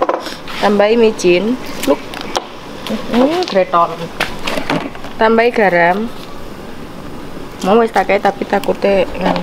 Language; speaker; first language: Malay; non-native, local second language; Javanese